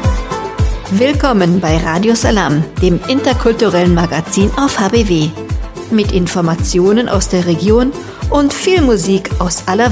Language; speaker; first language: German; native; German